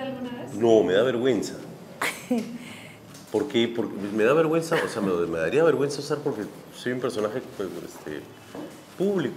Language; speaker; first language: Spanish; native; Spanish